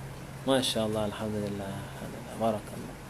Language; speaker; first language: Arabic; non-native, fluent; Indonesian